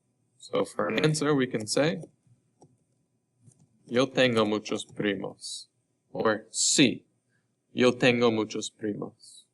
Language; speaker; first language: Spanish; non-native, fluent; English